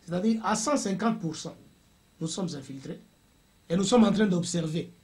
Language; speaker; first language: French; non-native, local second language; Swahili